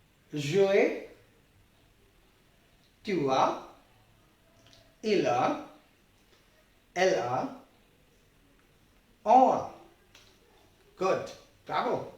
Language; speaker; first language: French; non-native, fluent; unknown